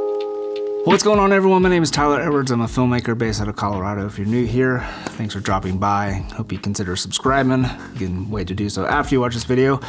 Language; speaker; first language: English; native; English